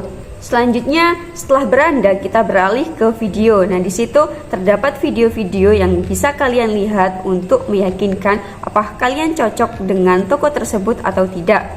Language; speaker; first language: Indonesian; native; Indonesian